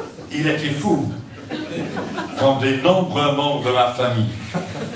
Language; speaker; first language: French; non-native, fluent; English